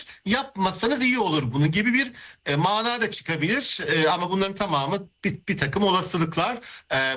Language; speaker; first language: Turkish; native; Turkish